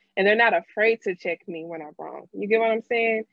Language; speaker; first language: English; native; English